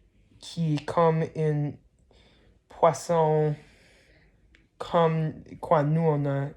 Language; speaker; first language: French; non-native, learner; English